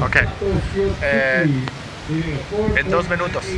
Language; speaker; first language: Spanish; non-native, learner; English